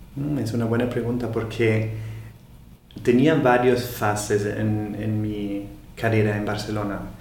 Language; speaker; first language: Spanish; non-native, fluent; German